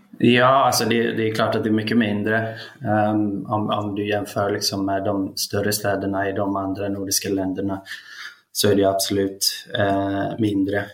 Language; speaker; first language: Swedish; early bilingual, other home language; Icelandic